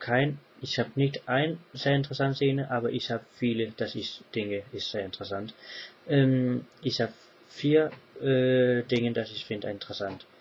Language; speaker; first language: German; non-native, learner; English